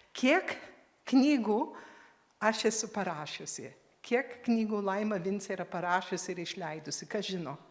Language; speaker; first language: Lithuanian; early bilingual, heritage; Lithuanian